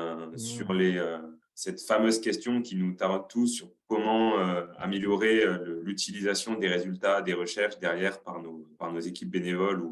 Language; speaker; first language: French; native; French